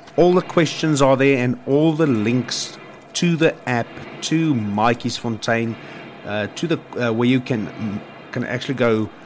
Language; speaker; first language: English; non-native, local second language; Afrikaans